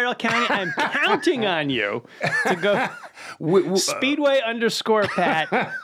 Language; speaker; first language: English; native; English